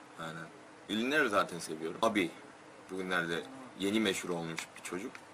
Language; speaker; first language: Turkish; non-native, fluent; Korean